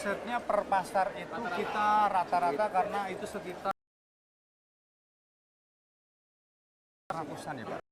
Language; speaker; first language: Indonesian; native; Indonesian